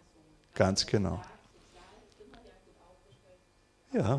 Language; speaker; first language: German; non-native, fluent; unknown